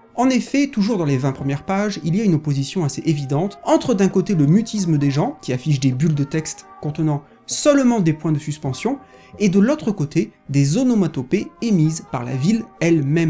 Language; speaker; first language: French; native; French